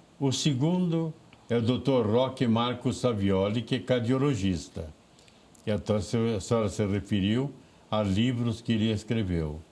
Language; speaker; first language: Portuguese; native; Portuguese